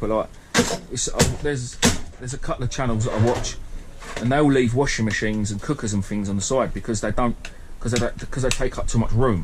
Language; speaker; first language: English; native; English